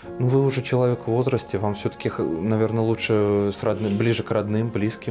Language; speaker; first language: Russian; native; Russian